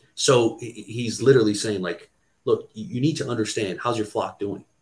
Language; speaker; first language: English; non-native, fluent; Portuguese